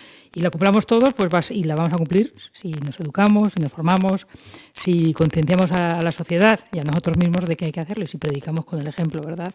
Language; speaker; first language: Spanish; native; Spanish